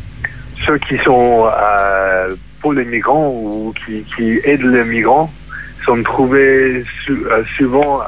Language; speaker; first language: French; non-native, fluent; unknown